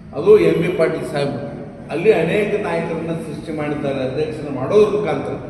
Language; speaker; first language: Kannada; native; Kannada